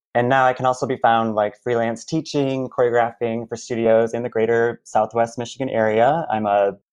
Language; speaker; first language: English; native; English